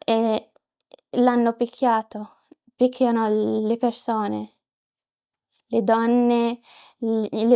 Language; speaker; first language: Italian; non-native, learner; Arabic